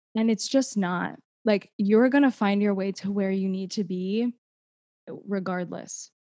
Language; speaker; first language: English; native; English